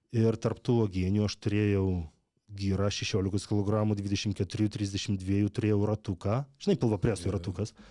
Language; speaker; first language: Lithuanian; native; Lithuanian